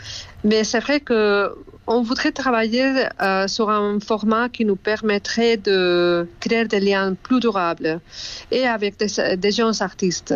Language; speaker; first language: French; non-native, fluent; Spanish